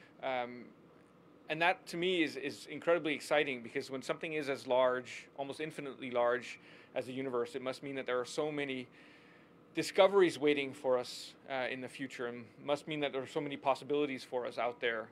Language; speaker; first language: English; non-native, fluent; Danish